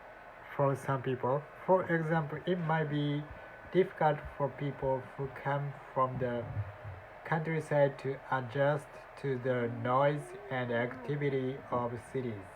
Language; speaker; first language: English; non-native, learner; Japanese